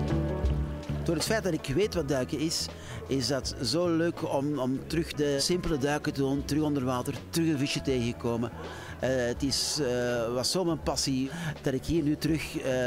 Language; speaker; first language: Dutch; native; Dutch